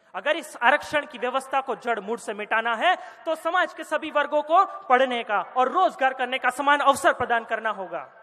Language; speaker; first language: Hindi; non-native, local second language; Gujarati